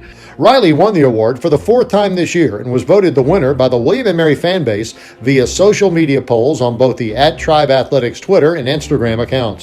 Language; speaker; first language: English; native; English